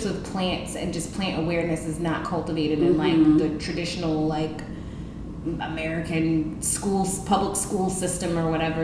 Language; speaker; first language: English; native; English